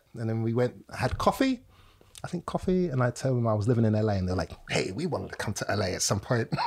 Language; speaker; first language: English; native; English